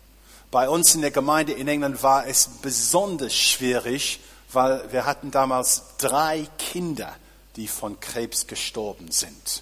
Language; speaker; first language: German; non-native, fluent; English